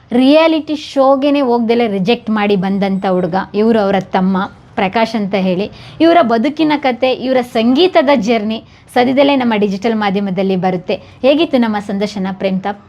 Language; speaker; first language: Kannada; native; Kannada